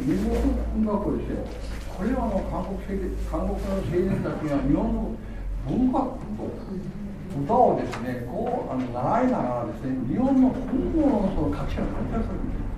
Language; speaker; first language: Japanese; non-native, learner; Korean